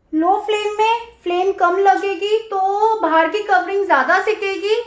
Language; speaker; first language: Hindi; native; Hindi